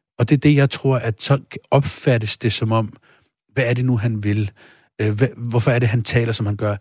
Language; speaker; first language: Danish; early bilingual, other home language; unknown